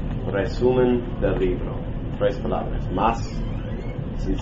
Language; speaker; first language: Spanish; non-native, learner; English